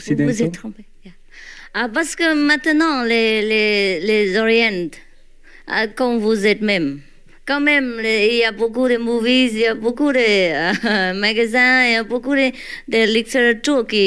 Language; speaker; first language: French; non-native, learner; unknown